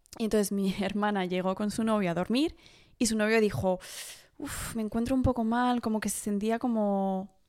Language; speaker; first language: Spanish; early bilingual, heritage; Spanish